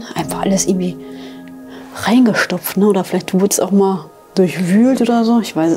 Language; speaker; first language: German; native; German